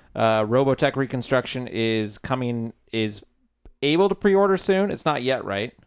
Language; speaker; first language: English; native; English